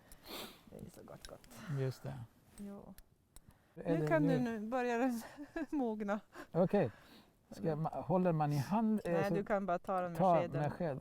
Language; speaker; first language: Swedish; native; Swedish